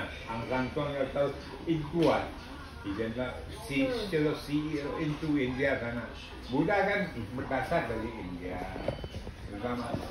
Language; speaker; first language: Chinese; early bilingual, heritage; Chinese